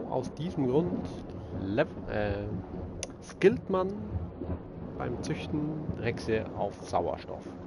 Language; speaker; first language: German; native; German